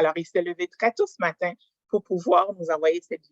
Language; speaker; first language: French; native; French